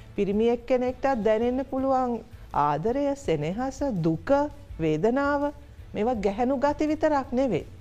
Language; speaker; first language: Sinhala; native; Sinhala